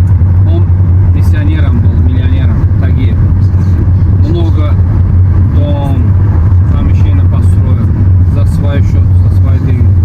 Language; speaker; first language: Russian; non-native, local second language; Azerbaijani